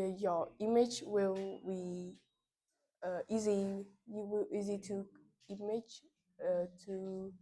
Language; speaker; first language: English; non-native, learner; Vietnamese